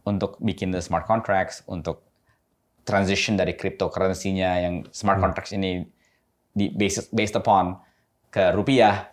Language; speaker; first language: Indonesian; native; Indonesian